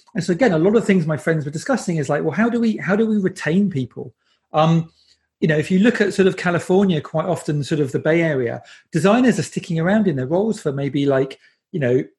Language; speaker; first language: English; native; English